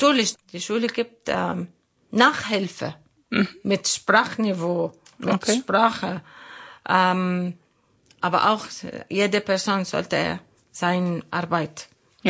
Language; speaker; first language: German; non-native, learner; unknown